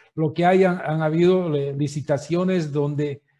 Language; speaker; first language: Spanish; native; Spanish